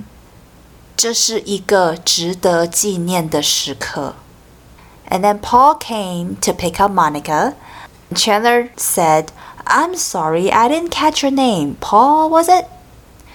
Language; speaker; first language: English; non-native, fluent; Chinese